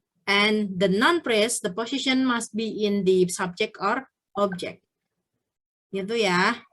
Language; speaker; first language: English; non-native, fluent; Indonesian